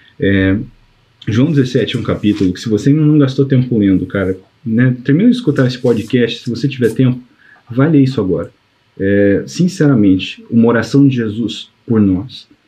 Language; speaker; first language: Portuguese; native; Portuguese